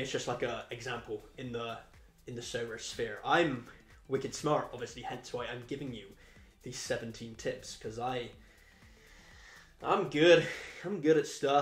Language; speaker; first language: English; native; English